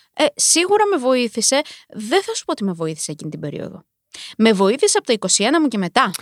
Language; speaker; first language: Greek; early bilingual, other home language; Romanian